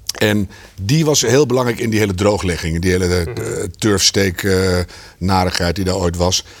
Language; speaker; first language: Dutch; native; Dutch